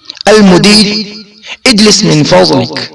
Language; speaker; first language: Arabic; non-native, fluent; Urdu